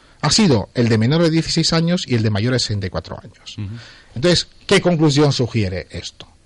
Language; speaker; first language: Spanish; non-native, fluent; Italian